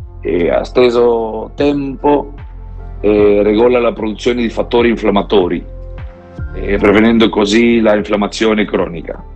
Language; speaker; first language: Italian; non-native, learner; Spanish